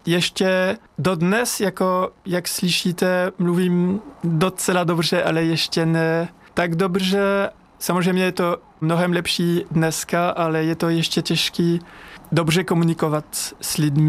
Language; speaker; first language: Czech; non-native, learner; French